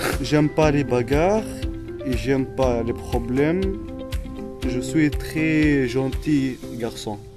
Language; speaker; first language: French; non-native, learner; Arabic